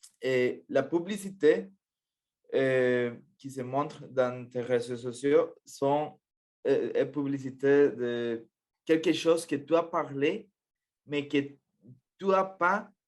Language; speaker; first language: French; non-native, fluent; Spanish